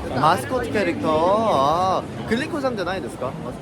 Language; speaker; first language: Japanese; non-native, learner; Korean